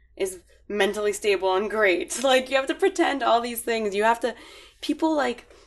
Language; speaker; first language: English; early bilingual, other home language; Arabic